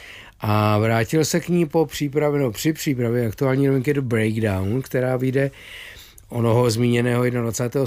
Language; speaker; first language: Czech; native; Czech